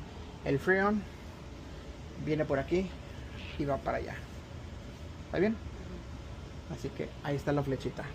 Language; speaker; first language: Spanish; native; Spanish